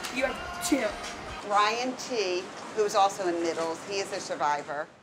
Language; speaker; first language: English; native; English